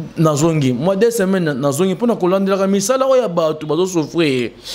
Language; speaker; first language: Lingala; native; Lingala